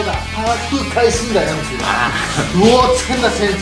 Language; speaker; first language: Chinese; non-native, fluent; Japanese